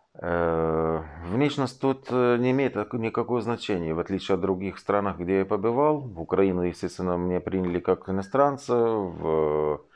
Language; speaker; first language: Russian; non-native, fluent; Arabic